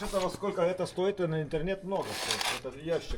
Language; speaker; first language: Russian; non-native, learner; Lithuanian